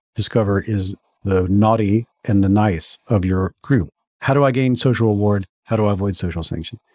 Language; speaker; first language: English; native; English